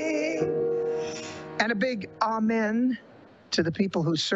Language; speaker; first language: English; native; English